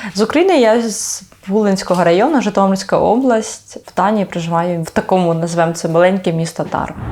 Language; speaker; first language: Ukrainian; native; Ukrainian